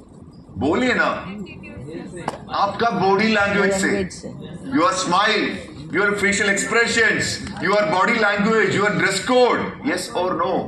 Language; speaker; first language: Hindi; non-native, local second language; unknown